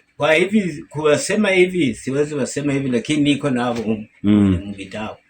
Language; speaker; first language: Swahili; non-native, local second language; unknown